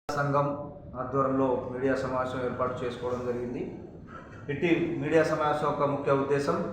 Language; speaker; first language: Telugu; non-native, local second language; Lambadi